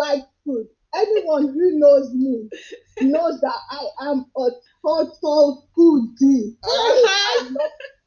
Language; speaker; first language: English; non-native, local second language; Yoruba